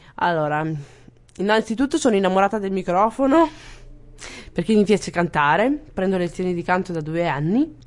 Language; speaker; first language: Italian; early bilingual, other home language; Portuguese